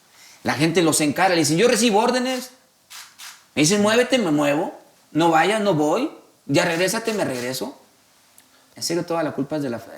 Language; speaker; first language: Spanish; native; Spanish